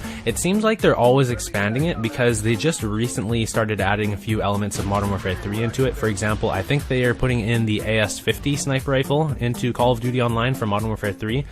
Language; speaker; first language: English; native; English